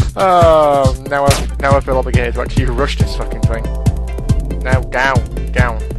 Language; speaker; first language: English; native; English